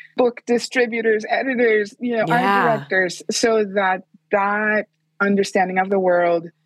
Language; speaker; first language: English; non-native, fluent; Spanish